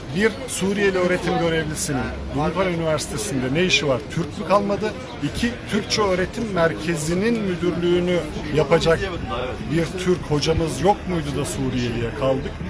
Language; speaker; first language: Turkish; native; Turkish